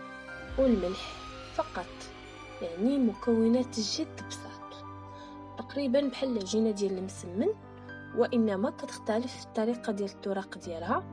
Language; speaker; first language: Arabic; native; Arabic